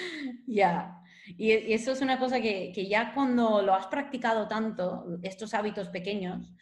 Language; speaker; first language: Spanish; non-native, fluent; English